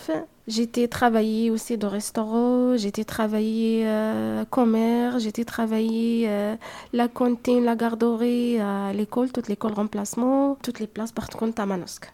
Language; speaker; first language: French; non-native, learner; Arabic